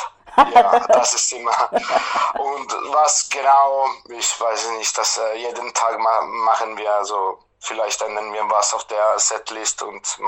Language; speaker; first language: German; non-native, fluent; Italian